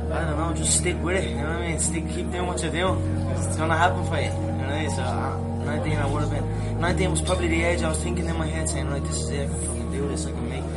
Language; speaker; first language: English; native; English